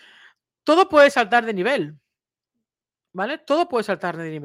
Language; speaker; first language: Spanish; native; Spanish